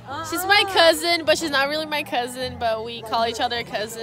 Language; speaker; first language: English; non-native, fluent; Portuguese